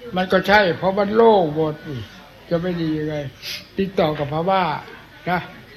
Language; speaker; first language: Thai; non-native, local second language; Northeastern Thai